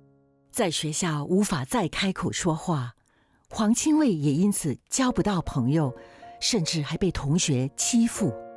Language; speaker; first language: Chinese; native; Chinese